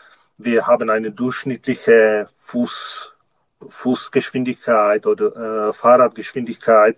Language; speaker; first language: German; non-native, learner; Czech